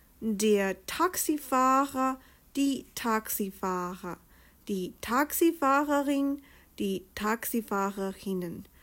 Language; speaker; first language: German; non-native, fluent; Chinese